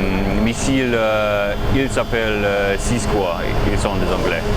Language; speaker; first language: French; non-native, fluent; German